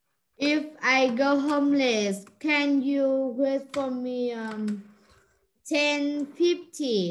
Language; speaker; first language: English; non-native, learner; Vietnamese